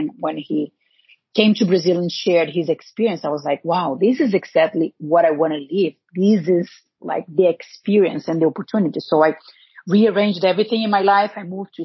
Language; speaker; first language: English; non-native, fluent; Portuguese